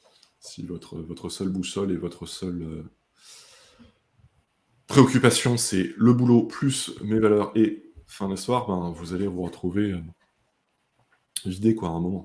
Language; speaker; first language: French; native; French